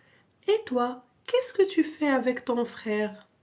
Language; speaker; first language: French; non-native, local second language; Arabic